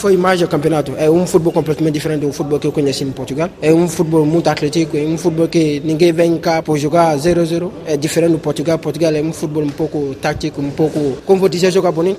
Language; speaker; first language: Portuguese; non-native, fluent; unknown